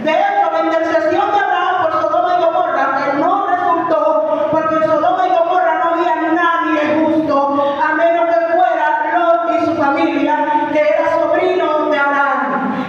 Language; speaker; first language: Spanish; native; Spanish